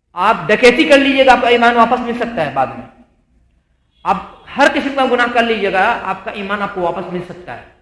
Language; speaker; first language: Urdu; native; Urdu